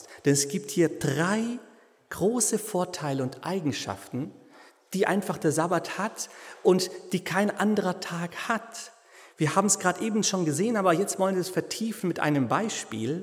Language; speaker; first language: German; native; German